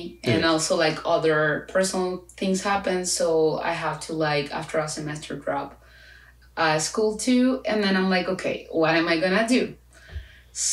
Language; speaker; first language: English; non-native, fluent; Spanish